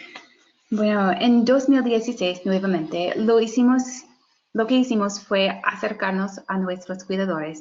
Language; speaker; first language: Spanish; non-native, fluent; English